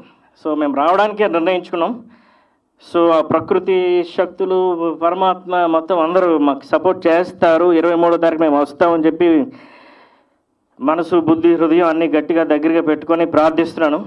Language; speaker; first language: Telugu; native; Telugu